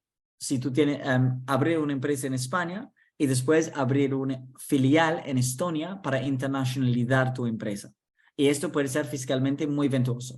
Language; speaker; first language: Spanish; non-native, fluent; English